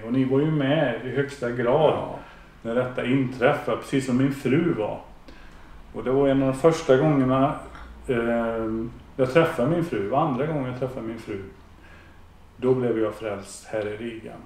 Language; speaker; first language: Swedish; native; Swedish